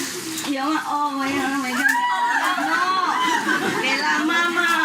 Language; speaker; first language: Chinese; non-native, fluent; Vietnamese